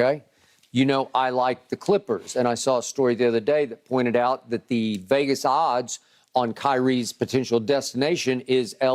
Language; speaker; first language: English; native; English